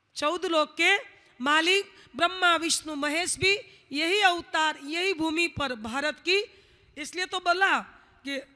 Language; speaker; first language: Hindi; non-native, local second language; Gujarati